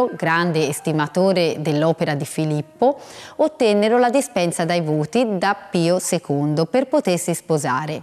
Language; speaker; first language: Italian; native; Italian